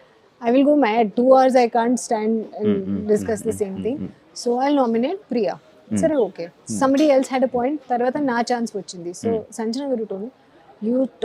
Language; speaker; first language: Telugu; non-native, learner; Hindi